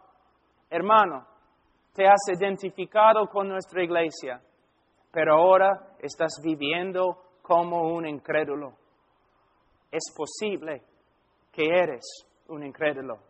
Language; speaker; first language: Spanish; non-native, fluent; English